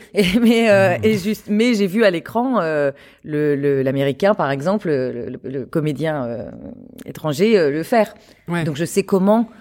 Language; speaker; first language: French; native; French